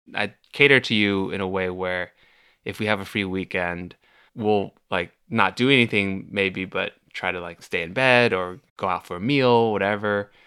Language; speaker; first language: English; native; English